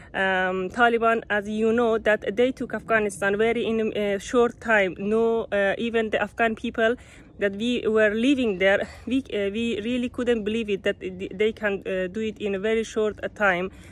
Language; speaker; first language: English; non-native, fluent; Persian